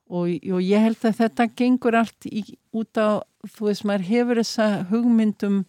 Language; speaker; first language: Icelandic; early bilingual, heritage; Icelandic